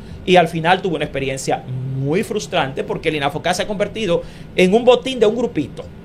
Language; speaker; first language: Spanish; native; Spanish